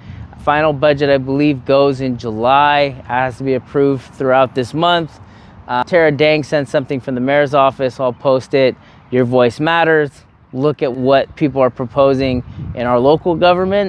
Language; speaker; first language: English; native; English